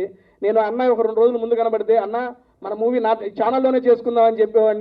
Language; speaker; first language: Telugu; native; Telugu